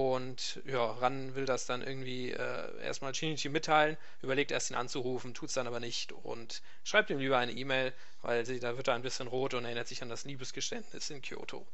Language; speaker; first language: German; native; German